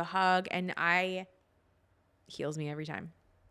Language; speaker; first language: English; native; English